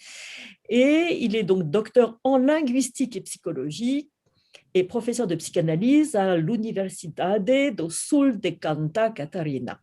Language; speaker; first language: French; native; French